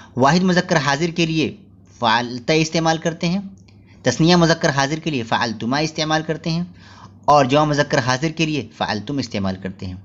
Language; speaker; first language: Urdu; native; Urdu